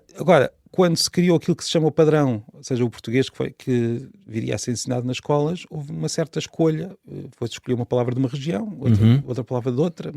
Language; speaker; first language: Portuguese; native; Portuguese